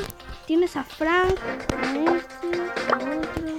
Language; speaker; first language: Spanish; native; Spanish